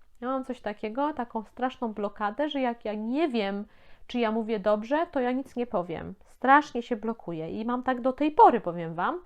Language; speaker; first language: Polish; native; Polish